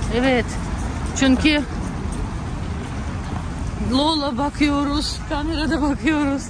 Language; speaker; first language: Turkish; non-native, learner; Russian